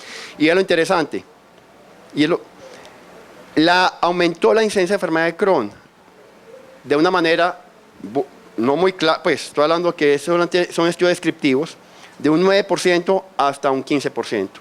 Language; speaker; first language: Spanish; native; Spanish